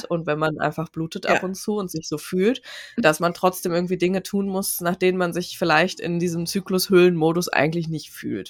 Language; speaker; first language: German; early bilingual, other home language; Turkish